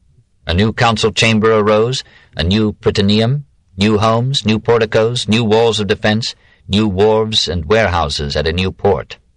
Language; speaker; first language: English; native; English